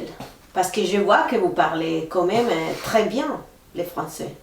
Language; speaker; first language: French; non-native, fluent; Spanish